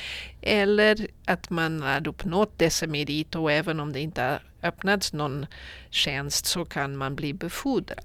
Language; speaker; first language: Swedish; non-native, fluent; Portuguese